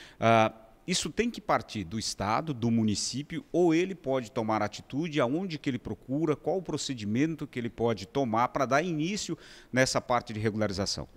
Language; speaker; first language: Portuguese; native; Portuguese